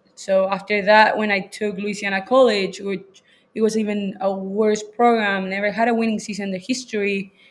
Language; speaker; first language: English; non-native, fluent; Spanish